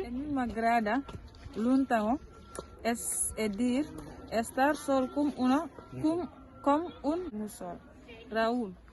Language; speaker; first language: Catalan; non-native, learner; Mandingo